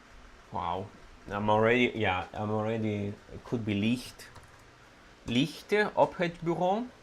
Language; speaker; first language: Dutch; non-native, learner; Italian